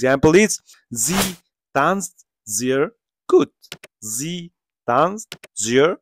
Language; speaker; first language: German; non-native, fluent; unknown